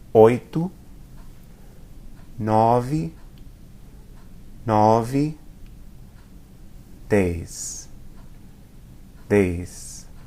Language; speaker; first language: Portuguese; non-native, fluent; English